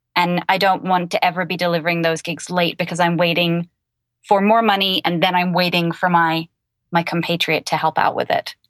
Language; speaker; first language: English; native; English